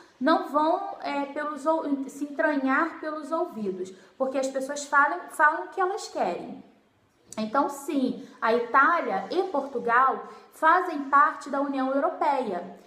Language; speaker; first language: Portuguese; native; Portuguese